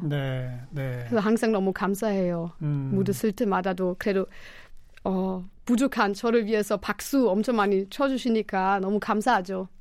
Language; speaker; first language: Korean; non-native, fluent; German